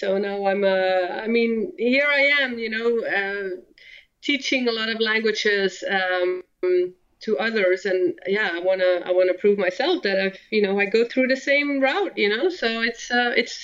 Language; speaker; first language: English; non-native, fluent; Dutch